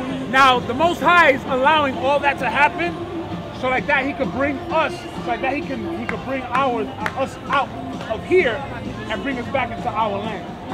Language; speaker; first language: English; native; English